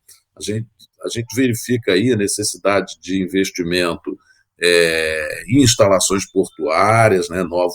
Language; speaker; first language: Portuguese; native; Portuguese